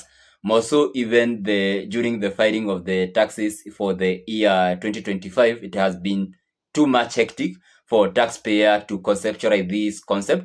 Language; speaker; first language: English; non-native, local second language; Swahili